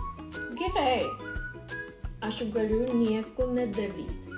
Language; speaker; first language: Lithuanian; non-native, learner; Japanese